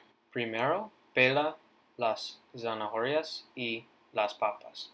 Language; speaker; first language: Spanish; non-native, learner; English